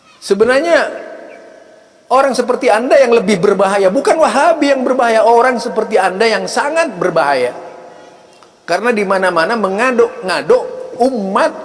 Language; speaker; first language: Indonesian; non-native, local second language; Madurese